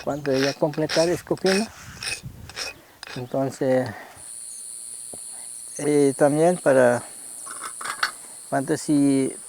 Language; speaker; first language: Spanish; non-native, local second language; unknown